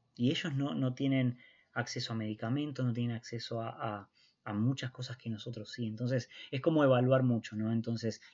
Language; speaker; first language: Spanish; native; Spanish